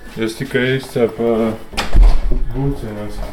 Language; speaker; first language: Latvian; non-native, learner; Polish